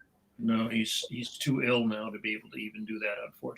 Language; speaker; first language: English; native; English